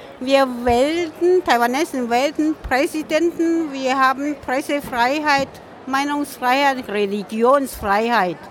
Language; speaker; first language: German; non-native, learner; Min Nan Chinese